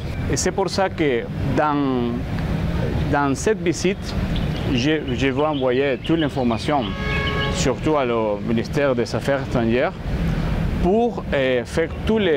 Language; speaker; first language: French; non-native, learner; Spanish